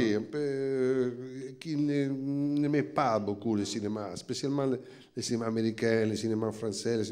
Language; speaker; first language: French; non-native, fluent; Italian